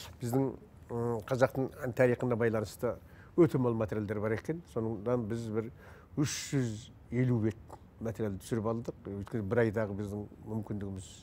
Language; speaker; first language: Kazakh; native; Kazakh